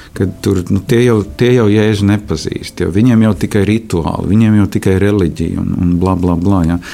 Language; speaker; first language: Latvian; native; Latvian